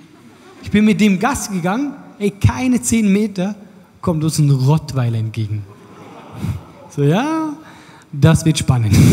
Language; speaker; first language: German; native; German